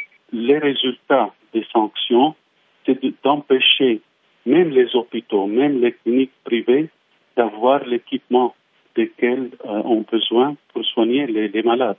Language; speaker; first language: French; non-native, fluent; Arabic